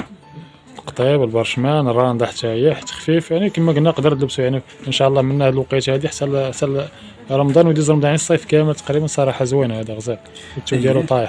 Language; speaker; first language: Arabic; native; Arabic